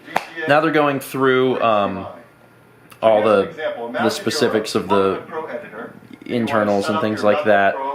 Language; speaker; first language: English; native; English